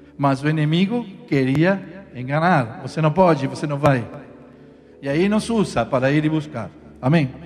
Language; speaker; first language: Portuguese; non-native, fluent; Spanish